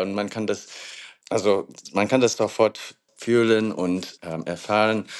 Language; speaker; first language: German; non-native, fluent; English